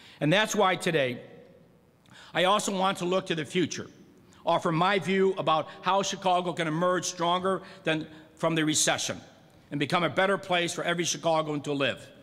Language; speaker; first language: English; native; English